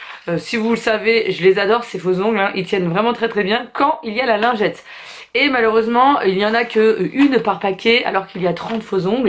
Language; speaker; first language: French; native; French